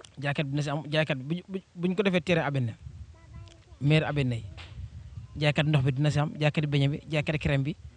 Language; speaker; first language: Wolof; non-native, local second language; Jola-Fonyi